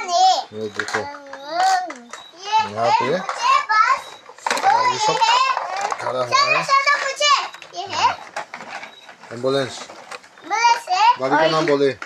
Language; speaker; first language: Hindi; non-native, local second language; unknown